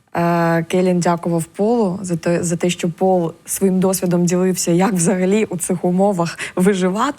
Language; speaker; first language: Ukrainian; native; Ukrainian